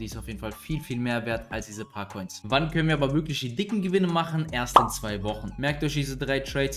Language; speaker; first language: German; native; German